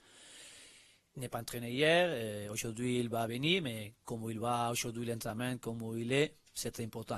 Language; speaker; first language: French; non-native, learner; Spanish